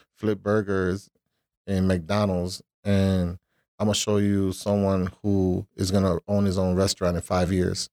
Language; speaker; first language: English; early bilingual, other home language; Spanish